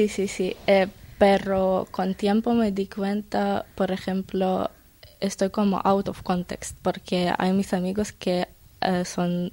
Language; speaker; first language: Spanish; non-native, learner; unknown